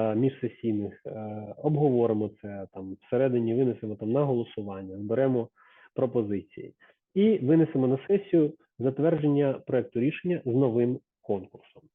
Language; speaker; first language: Ukrainian; native; Ukrainian